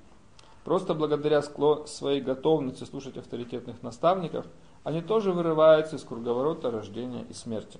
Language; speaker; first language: Russian; native; Russian